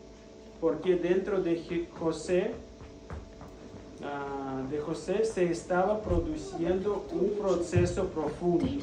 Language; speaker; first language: Spanish; non-native, fluent; Russian